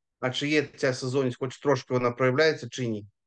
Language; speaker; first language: Ukrainian; native; Ukrainian